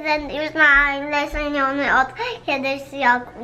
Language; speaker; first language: Polish; early bilingual, heritage; Polish